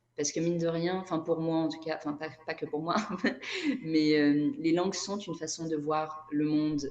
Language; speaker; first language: French; non-native, fluent; Portuguese